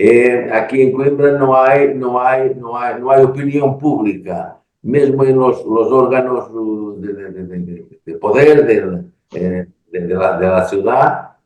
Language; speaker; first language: Spanish; non-native, learner; Portuguese